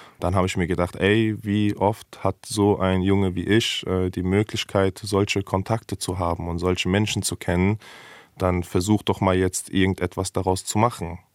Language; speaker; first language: German; early bilingual, other home language; Persian